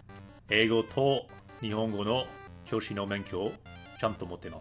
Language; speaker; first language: Japanese; non-native, fluent; English